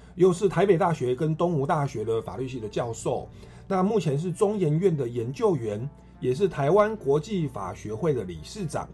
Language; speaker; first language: Chinese; non-native, local second language; Min Nan Chinese